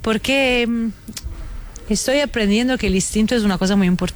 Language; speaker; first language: Spanish; non-native, fluent; Italian